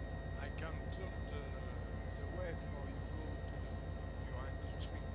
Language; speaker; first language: English; non-native, learner; French